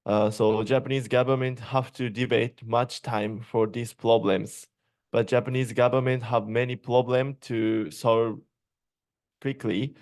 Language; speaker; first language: English; non-native, learner; Japanese